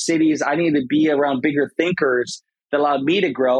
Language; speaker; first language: English; native; English